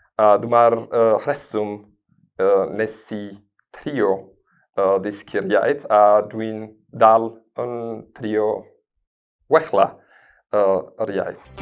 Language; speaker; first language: Welsh; non-native, learner; Spanish